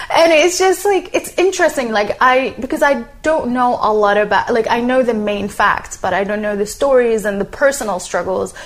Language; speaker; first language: English; non-native, fluent; Arabic